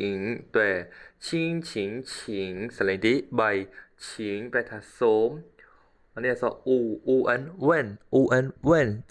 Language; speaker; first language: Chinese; non-native, fluent; Khmer